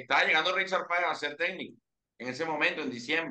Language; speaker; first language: Spanish; native; Spanish